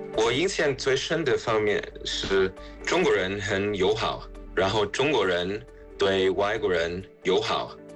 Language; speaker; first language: Chinese; non-native, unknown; German